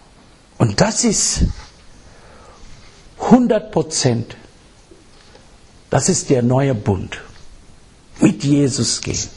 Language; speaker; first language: German; non-native, fluent; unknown